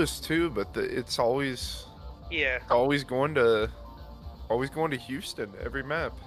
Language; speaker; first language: English; native; English